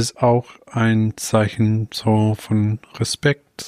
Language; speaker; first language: German; non-native, fluent; English